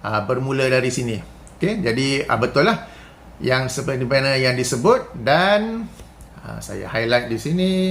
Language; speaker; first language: Malay; native; Malay